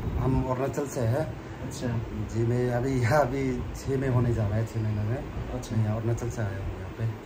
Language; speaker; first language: Hindi; non-native, local second language; Garo